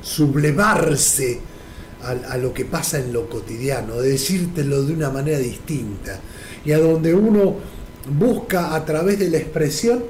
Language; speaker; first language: Spanish; native; Spanish